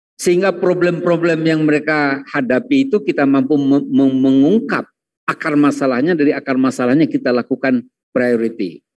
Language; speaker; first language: Indonesian; non-native, local second language; Minangkabau